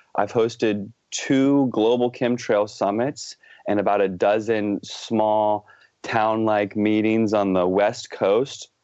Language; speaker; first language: English; native; English